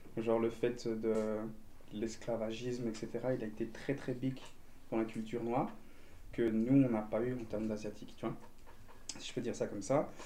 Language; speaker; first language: French; native; French